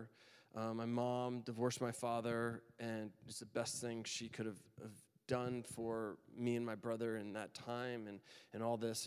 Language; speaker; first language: English; native; English